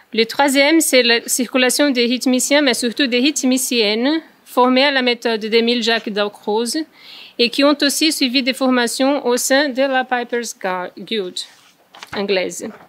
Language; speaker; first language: French; non-native, fluent; Portuguese